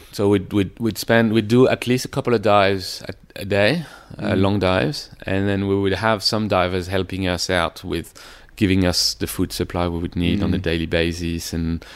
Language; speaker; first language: English; non-native, fluent; French